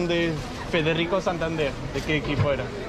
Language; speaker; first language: Spanish; non-native, fluent; English